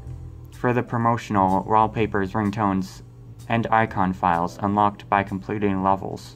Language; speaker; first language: English; native; English